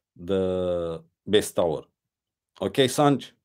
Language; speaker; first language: English; non-native, learner; Romanian